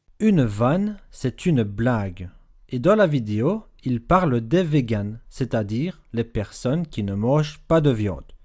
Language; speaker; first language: French; native; French